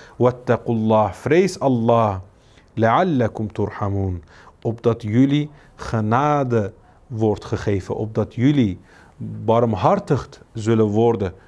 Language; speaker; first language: Dutch; early bilingual, other home language; Turkish